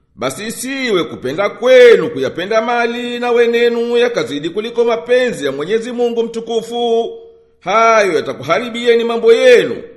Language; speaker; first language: Swahili; native; Swahili